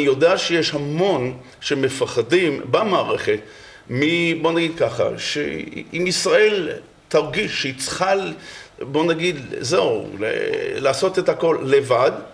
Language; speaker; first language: Hebrew; non-native, fluent; English